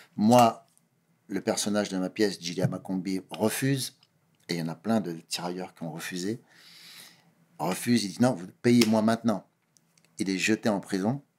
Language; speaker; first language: French; early bilingual, other home language; Kabuverdianu